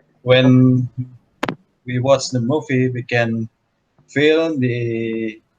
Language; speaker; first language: English; non-native, learner; Indonesian